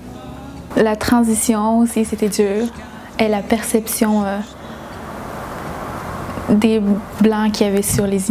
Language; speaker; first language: French; non-native, local second language; Innu-aimun